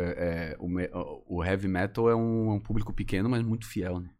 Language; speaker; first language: Portuguese; native; Portuguese